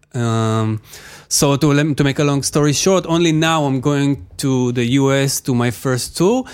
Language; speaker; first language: English; non-native, fluent; Hebrew